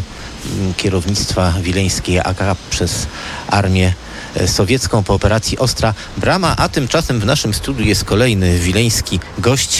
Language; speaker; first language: Polish; native; Polish